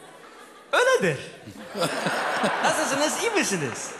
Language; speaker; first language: Turkish; early bilingual, heritage; Turkish